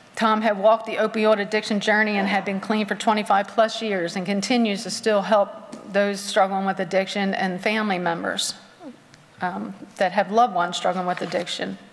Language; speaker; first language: English; native; English